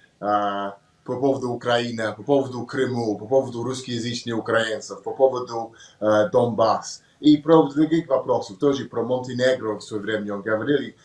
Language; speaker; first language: Russian; non-native, learner; English